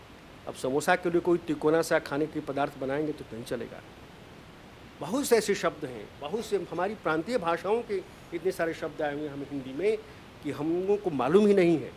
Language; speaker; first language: Hindi; native; Hindi